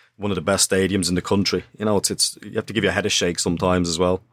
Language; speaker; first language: English; native; English